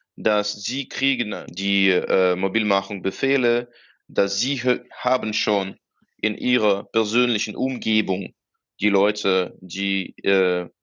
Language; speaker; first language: German; non-native, fluent; Russian